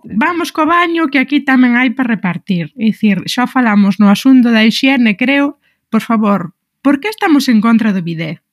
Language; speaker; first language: Galician; non-native, local second language; Spanish